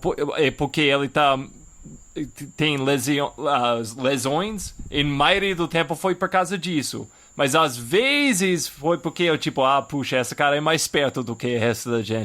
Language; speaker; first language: Portuguese; non-native, fluent; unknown